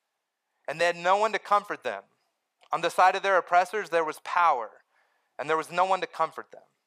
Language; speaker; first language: English; native; English